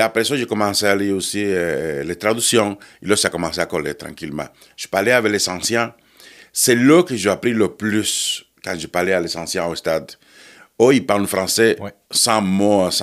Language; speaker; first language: French; non-native, fluent; Spanish